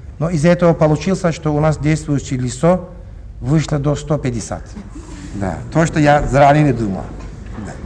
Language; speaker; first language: Russian; non-native, learner; Turkish